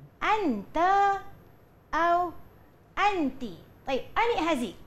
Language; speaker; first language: Arabic; non-native, fluent; Malay